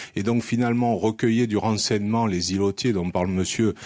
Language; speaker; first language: French; native; French